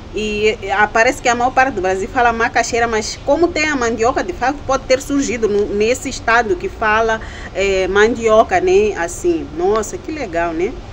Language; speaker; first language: Portuguese; native; Portuguese